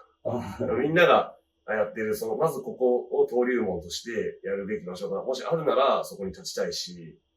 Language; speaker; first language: Japanese; native; Japanese